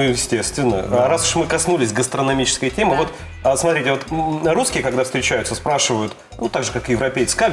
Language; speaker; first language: Russian; native; Russian